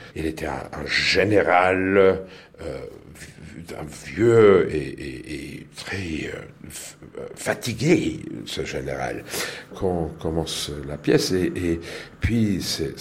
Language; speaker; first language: French; non-native, learner; English